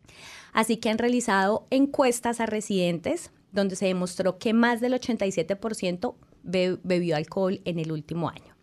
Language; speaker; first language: Spanish; native; Spanish